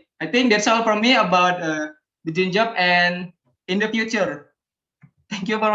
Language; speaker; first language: English; non-native, learner; Indonesian